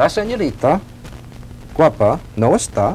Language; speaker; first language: Spanish; non-native, learner; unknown